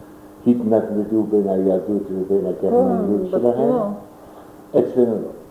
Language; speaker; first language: Hebrew; non-native, fluent; German